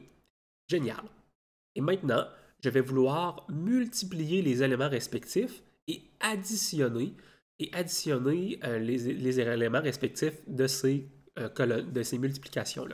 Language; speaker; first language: French; native; French